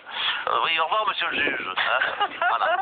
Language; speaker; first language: French; native; French